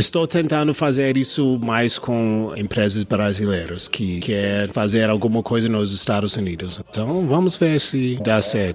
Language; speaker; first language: Portuguese; non-native, learner; English